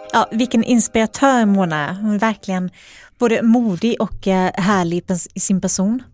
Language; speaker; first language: Swedish; native; Swedish